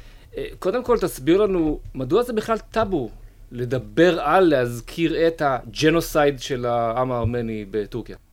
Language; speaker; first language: Hebrew; native; Hebrew